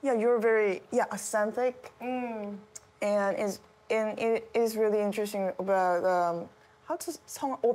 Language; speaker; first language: English; non-native, learner; Korean